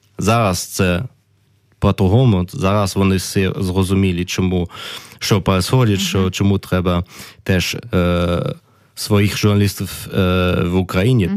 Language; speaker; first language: Ukrainian; early bilingual, heritage; Ukrainian